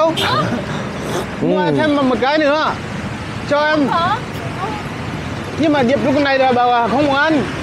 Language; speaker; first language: Vietnamese; non-native, learner; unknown